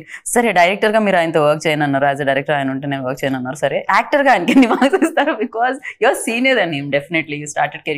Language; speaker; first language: Telugu; native; Telugu